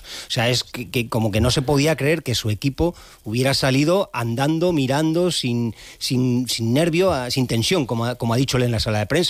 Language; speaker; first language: Spanish; native; Spanish